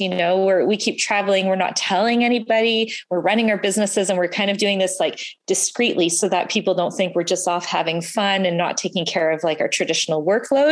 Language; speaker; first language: English; native; English